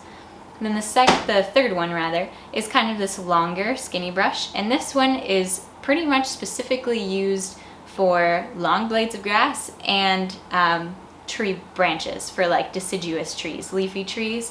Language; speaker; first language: English; native; English